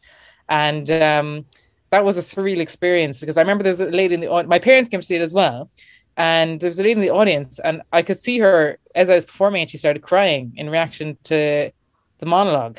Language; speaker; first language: English; native; English